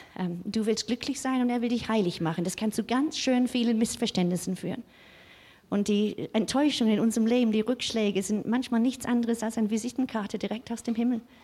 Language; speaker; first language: German; non-native, fluent; English